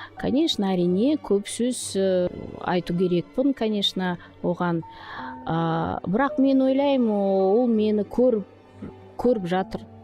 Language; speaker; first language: Kazakh; non-native, local second language; Russian